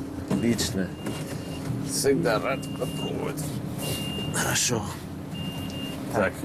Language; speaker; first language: Russian; non-native, learner; English